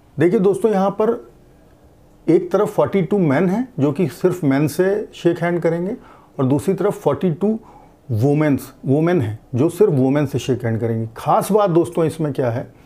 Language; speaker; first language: Hindi; native; Hindi